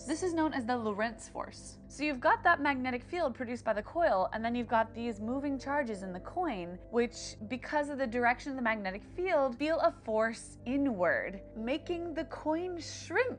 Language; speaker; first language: English; native; English